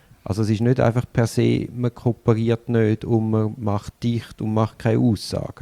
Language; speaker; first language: German; native; German